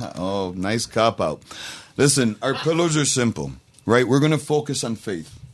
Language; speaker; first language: English; native; English